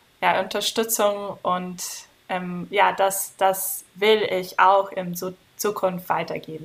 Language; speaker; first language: German; non-native, fluent; English